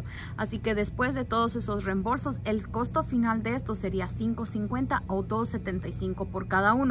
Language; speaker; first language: Spanish; native; Spanish